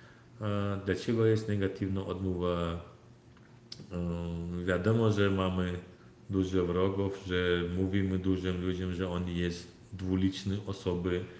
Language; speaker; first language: Polish; non-native, learner; Turkmen